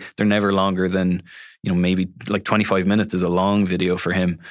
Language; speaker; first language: English; native; English